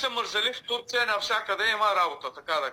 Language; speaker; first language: Bulgarian; non-native, local second language; Turkish